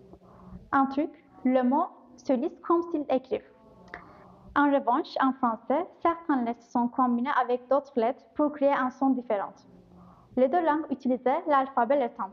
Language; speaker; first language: French; non-native, fluent; Turkish